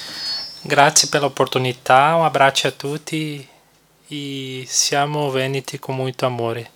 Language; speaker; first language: Italian; non-native, learner; Portuguese